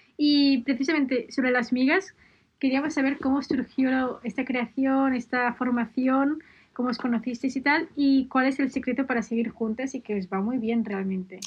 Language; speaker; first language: Spanish; non-native, local second language; Catalan